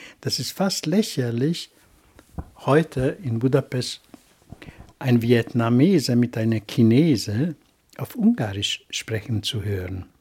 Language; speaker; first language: German; non-native, fluent; Hungarian